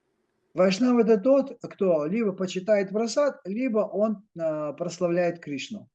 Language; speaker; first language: Russian; native; Russian